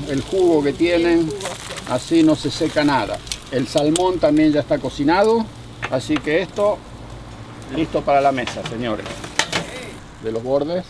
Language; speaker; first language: Spanish; native; Spanish